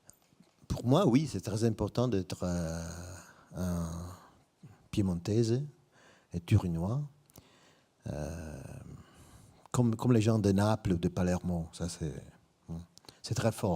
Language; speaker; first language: French; non-native, fluent; Italian